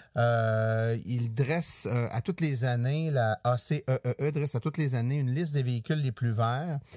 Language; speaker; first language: French; native; French